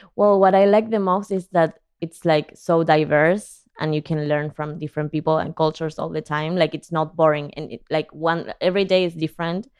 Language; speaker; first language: English; non-native, fluent; Spanish